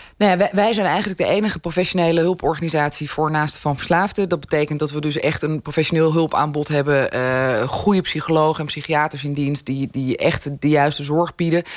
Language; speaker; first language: Dutch; native; Dutch